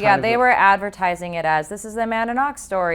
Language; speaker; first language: English; native; English